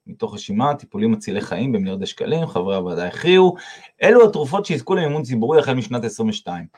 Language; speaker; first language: Hebrew; native; Hebrew